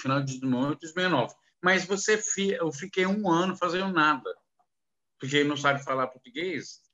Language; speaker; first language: Portuguese; non-native, learner; Arabic